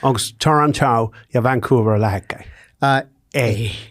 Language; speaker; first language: Finnish; native; Finnish